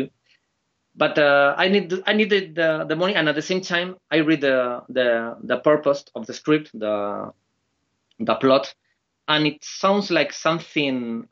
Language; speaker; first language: English; non-native, fluent; Spanish